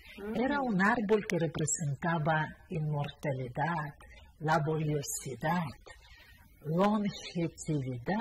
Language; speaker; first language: Spanish; non-native, fluent; Russian